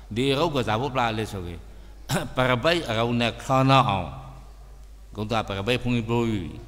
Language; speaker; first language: Burmese; native; Burmese